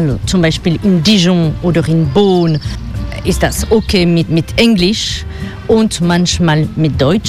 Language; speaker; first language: German; non-native, fluent; French